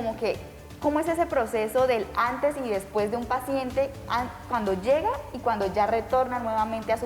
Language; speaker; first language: Spanish; native; Spanish